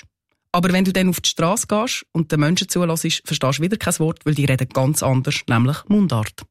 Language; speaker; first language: German; native; German